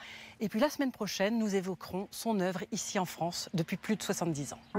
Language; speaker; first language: French; native; French